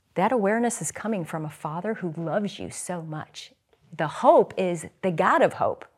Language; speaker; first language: English; native; English